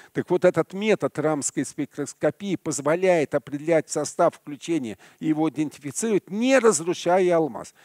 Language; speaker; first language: Russian; native; Russian